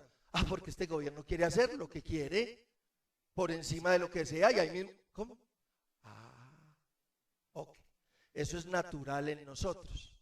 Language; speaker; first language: Spanish; native; Spanish